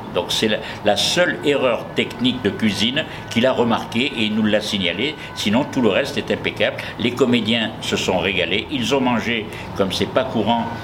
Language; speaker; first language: French; native; French